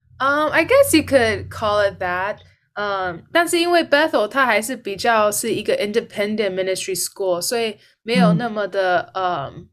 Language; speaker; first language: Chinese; early bilingual, heritage; Chinese